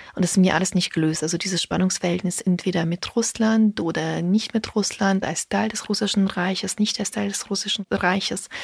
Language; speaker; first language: German; early bilingual, other home language; Russian